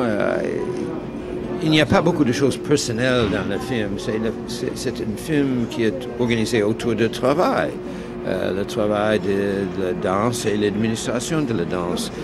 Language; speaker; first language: French; non-native, fluent; English